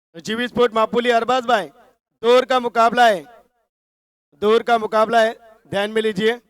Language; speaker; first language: Hindi; non-native, local second language; Marathi